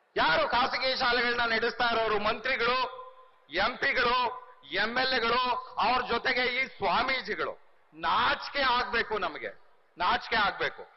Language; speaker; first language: Kannada; native; Kannada